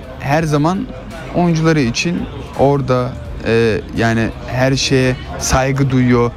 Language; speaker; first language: Turkish; early bilingual, heritage; Turkish